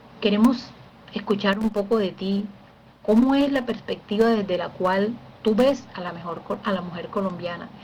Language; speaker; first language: Spanish; native; Spanish